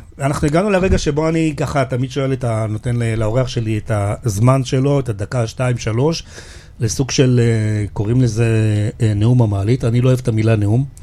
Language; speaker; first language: Hebrew; native; Hebrew